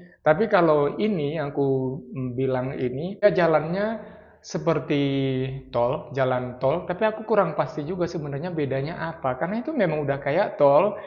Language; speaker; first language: Indonesian; native; Indonesian